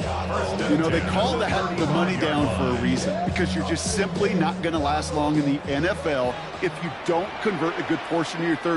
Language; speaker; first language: English; native; English